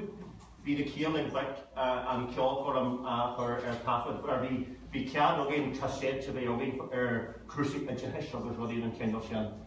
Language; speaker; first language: Irish; non-native, local second language; English